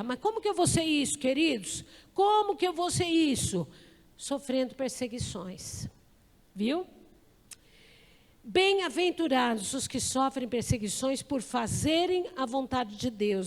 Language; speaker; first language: Portuguese; native; Portuguese